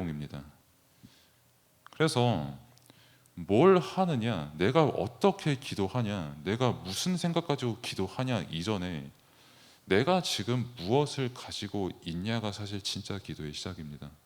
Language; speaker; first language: Korean; native; Korean